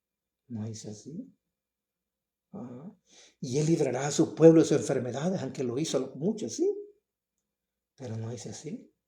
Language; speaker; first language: Spanish; native; Spanish